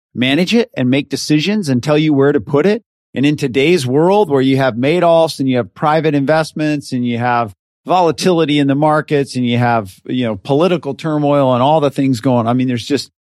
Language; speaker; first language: English; native; English